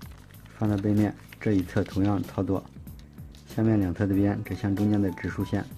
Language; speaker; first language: Chinese; native; Chinese